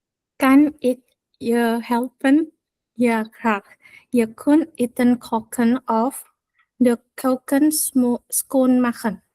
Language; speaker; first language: Dutch; non-native, learner; Indonesian